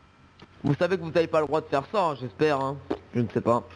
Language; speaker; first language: French; native; French